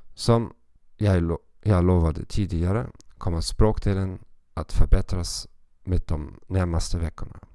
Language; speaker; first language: Swedish; non-native, learner; German